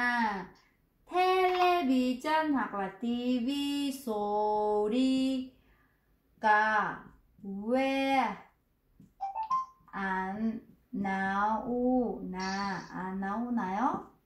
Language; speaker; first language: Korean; non-native, learner; Vietnamese